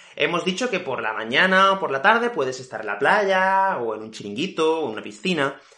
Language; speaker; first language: Spanish; native; Spanish